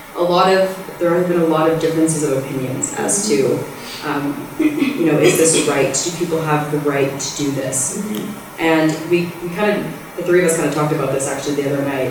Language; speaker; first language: English; early bilingual, other home language; Spanish